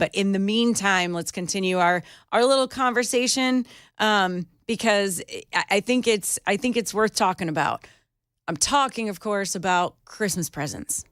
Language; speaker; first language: English; native; English